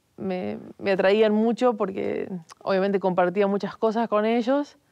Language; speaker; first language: Spanish; native; Spanish